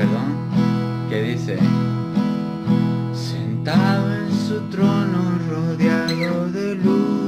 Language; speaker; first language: Spanish; native; Spanish